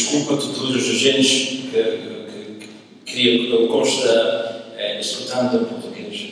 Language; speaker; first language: Portuguese; early bilingual, heritage; English